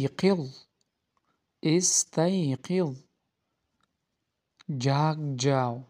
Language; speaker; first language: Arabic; non-native, fluent; Urdu